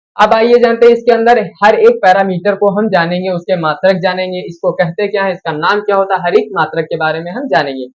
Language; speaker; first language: Hindi; native; Hindi